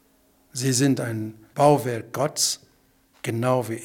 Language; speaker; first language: German; non-native, fluent; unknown